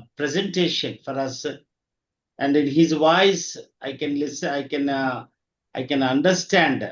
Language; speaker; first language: English; non-native, local second language; Telugu